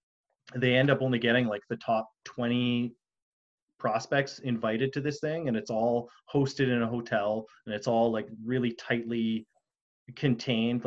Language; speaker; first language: English; native; English